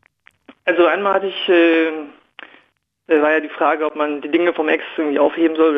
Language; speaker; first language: German; native; German